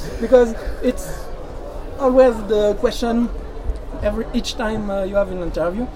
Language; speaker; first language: English; non-native, learner; French